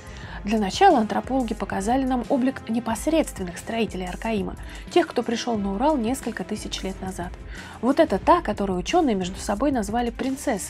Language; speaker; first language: Russian; native; Russian